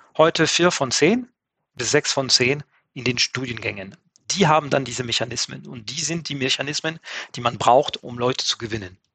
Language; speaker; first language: German; non-native, fluent; French